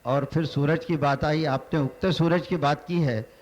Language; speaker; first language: Hindi; non-native, local second language; Marathi